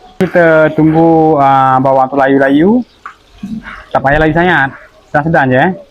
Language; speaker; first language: Malay; native; Malay